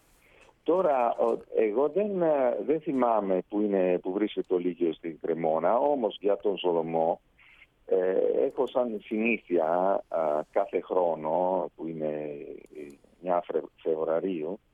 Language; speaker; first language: Greek; non-native, fluent; Italian